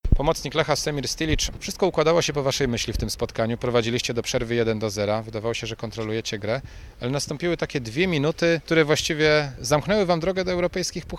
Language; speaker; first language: Polish; native; Polish